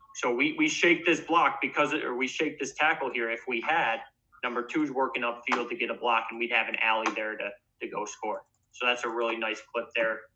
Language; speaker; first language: English; native; English